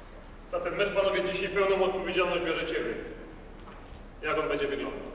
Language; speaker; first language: Polish; native; Polish